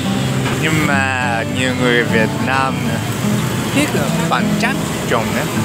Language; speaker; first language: Vietnamese; non-native, learner; Japanese